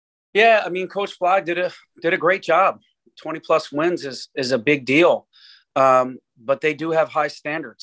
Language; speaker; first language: English; native; English